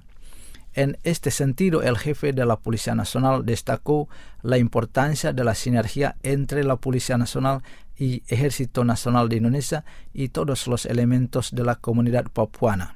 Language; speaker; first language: Spanish; non-native, fluent; Indonesian